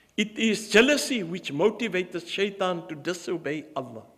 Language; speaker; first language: English; early bilingual, other home language; Afrikaans